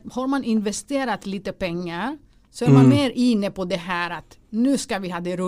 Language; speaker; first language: Swedish; non-native, fluent; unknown